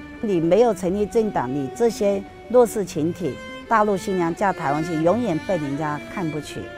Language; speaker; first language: Chinese; non-native, local second language; Hakka Chinese